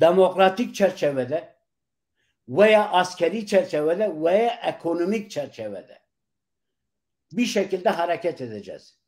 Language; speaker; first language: Turkish; non-native, local second language; Kurdish